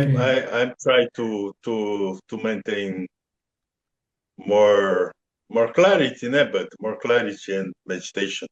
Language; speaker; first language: English; non-native, learner; Portuguese